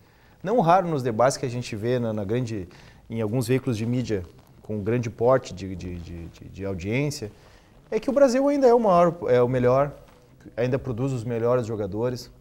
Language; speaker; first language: Portuguese; native; Portuguese